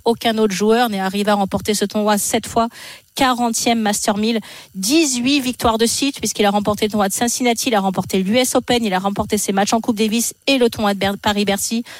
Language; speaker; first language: French; native; French